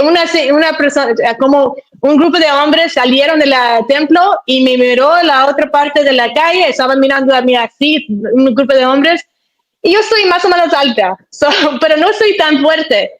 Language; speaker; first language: Spanish; early bilingual, heritage; Spanish